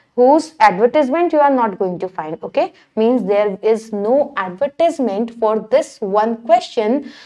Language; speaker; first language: English; non-native, local second language; Hindi